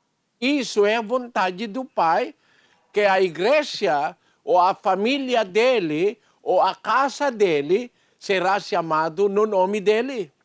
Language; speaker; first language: Portuguese; non-native, learner; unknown